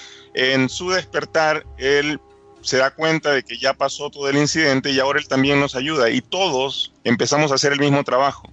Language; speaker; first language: Spanish; native; Spanish